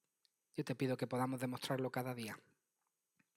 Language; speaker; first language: Spanish; native; Spanish